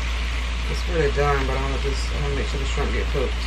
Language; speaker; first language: English; native; English